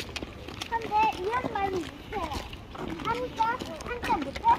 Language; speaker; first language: Korean; non-native, learner; Mizo